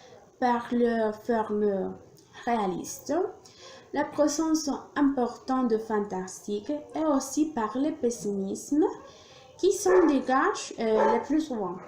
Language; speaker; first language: French; non-native, learner; Spanish